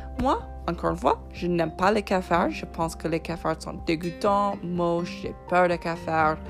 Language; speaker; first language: French; non-native, fluent; English